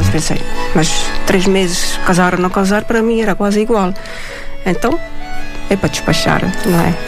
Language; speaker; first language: Portuguese; non-native, fluent; Estonian